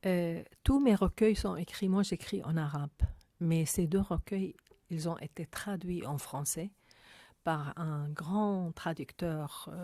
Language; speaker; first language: French; non-native, fluent; Arabic